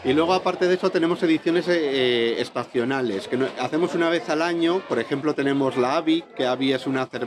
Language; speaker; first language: Spanish; native; Spanish